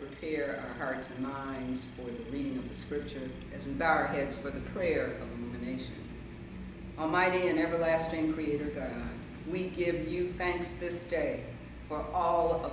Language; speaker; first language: English; native; English